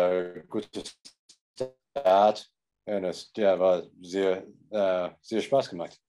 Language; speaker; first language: German; non-native, learner; English